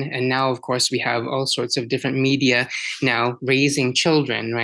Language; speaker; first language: English; early bilingual, other home language; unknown